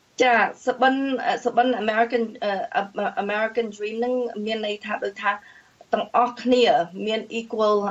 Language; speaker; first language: Khmer; early bilingual, heritage; Khmer